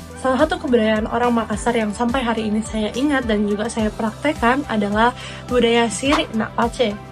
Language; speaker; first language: Indonesian; native; Indonesian